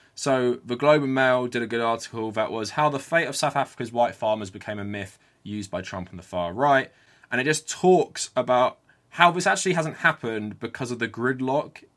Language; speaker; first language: English; native; English